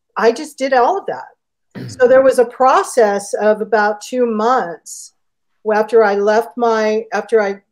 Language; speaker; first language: English; native; English